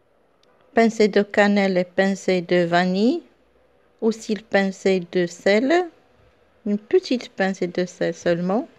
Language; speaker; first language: French; non-native, local second language; Arabic